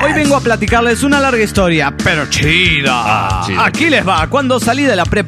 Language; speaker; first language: Spanish; native; Spanish